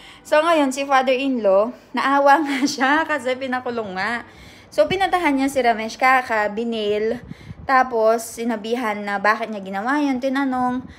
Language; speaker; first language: Filipino; native; Filipino